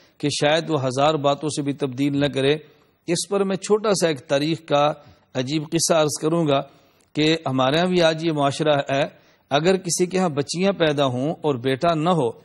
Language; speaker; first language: Urdu; non-native, local second language; Punjabi